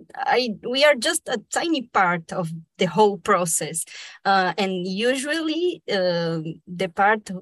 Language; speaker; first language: English; non-native, fluent; Spanish